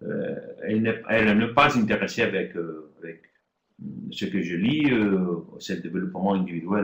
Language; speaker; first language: French; non-native, learner; Spanish